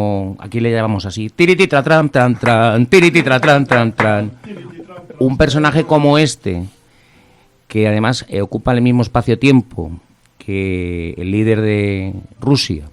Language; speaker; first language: Spanish; native; Spanish